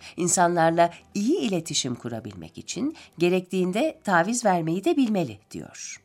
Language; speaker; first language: Turkish; native; Turkish